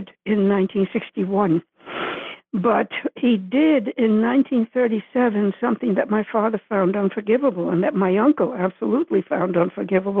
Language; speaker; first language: English; early bilingual, other home language; Spanish